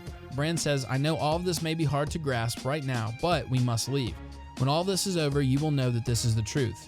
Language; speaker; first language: English; native; English